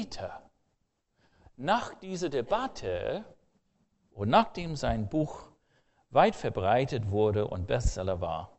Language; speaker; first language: German; non-native, fluent; English